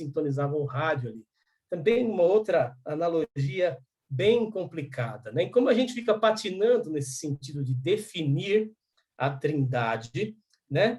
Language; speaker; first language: Portuguese; native; Portuguese